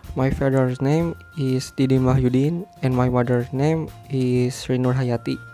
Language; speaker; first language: English; non-native, learner; Indonesian